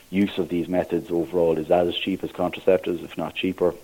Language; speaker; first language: English; native; English